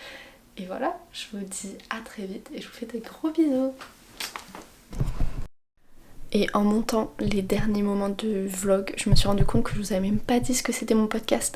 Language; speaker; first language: French; native; French